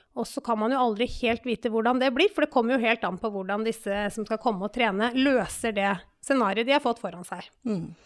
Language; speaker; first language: Norwegian; native; Norwegian